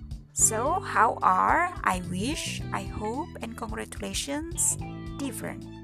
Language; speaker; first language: English; non-native, fluent; Indonesian